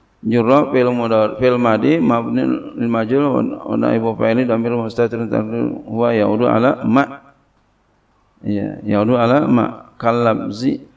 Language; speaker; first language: Arabic; non-native, fluent; Indonesian